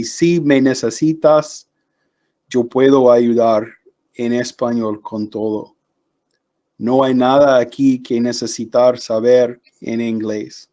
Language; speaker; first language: Spanish; non-native, learner; English